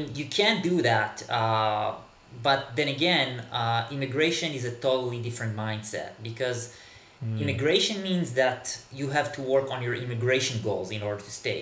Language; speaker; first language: English; non-native, fluent; Hebrew